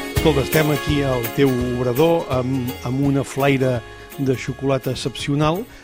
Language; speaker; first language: Catalan; native; Catalan